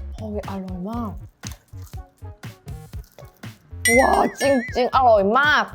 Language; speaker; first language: Thai; non-native, learner; Korean